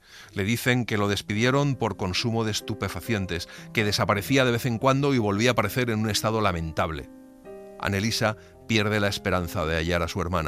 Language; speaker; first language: Spanish; native; Spanish